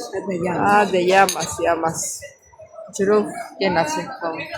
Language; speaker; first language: Greek; non-native, learner; Armenian